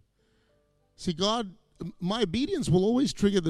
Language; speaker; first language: English; native; English